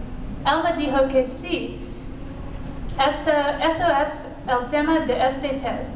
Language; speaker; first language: Spanish; non-native, learner; English